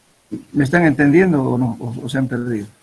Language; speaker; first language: Spanish; native; Spanish